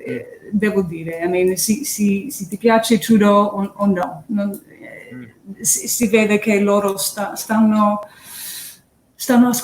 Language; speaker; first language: Italian; early bilingual, heritage; English